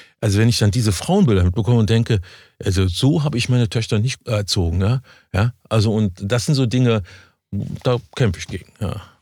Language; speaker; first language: German; native; German